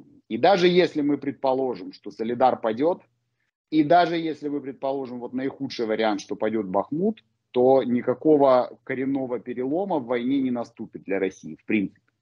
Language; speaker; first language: Russian; native; Russian